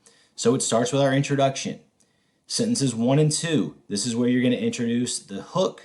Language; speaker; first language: English; native; English